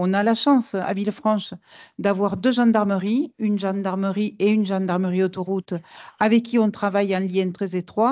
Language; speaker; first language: French; native; French